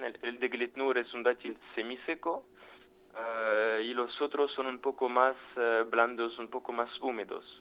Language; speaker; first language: Spanish; non-native, fluent; French